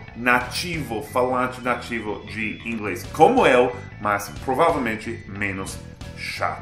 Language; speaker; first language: Portuguese; non-native, fluent; English